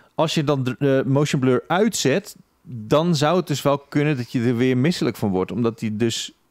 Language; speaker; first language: Dutch; native; Dutch